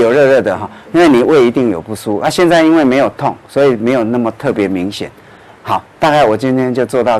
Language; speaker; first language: Chinese; native; Chinese